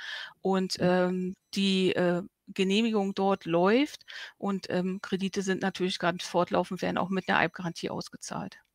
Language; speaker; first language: German; native; German